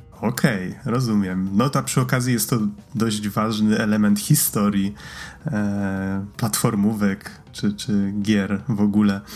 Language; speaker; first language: Polish; native; Polish